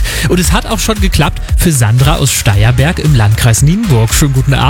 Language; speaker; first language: German; native; German